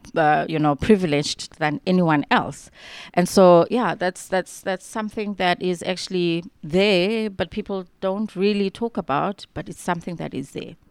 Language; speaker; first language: English; non-native, local second language; Xhosa